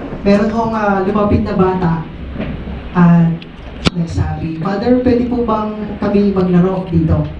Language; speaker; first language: Filipino; native; Filipino